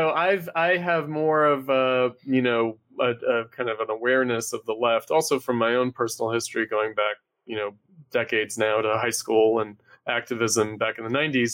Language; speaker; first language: English; native; English